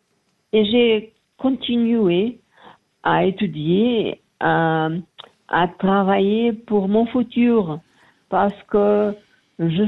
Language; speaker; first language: French; non-native, fluent; Portuguese